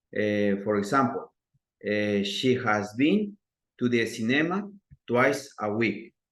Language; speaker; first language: English; non-native, learner; Spanish